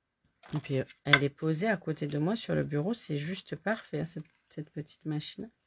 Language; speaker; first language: French; native; French